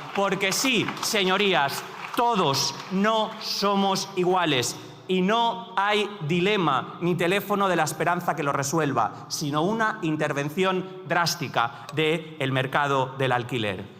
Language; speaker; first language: Spanish; native; Spanish